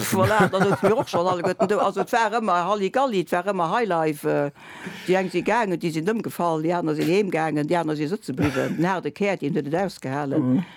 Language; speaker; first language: Luxembourgish; early bilingual, other home language; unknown